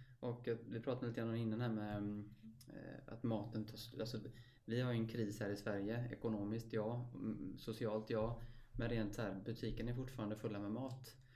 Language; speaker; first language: Swedish; native; Swedish